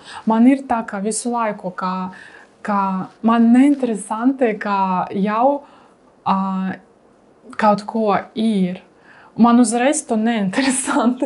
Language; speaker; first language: Latvian; non-native, learner; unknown